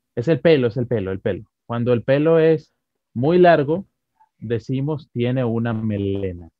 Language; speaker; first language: Spanish; native; Spanish